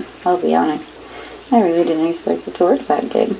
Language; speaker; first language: English; native; English